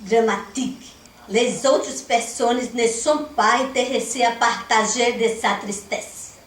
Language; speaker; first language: French; non-native, learner; Portuguese